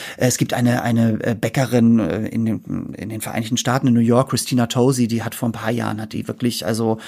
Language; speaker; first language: German; native; German